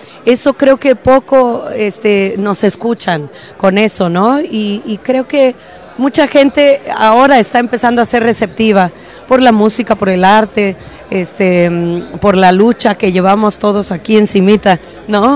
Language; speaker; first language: Spanish; native; Spanish